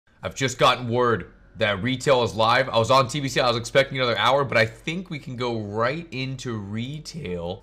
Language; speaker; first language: English; native; English